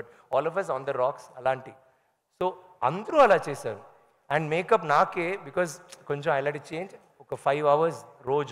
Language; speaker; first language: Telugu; non-native, learner; Tamil